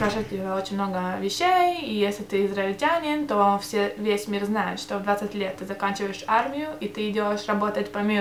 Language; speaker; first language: Russian; early bilingual, heritage; Russian